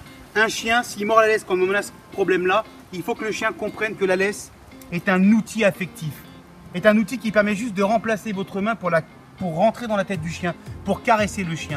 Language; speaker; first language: French; native; French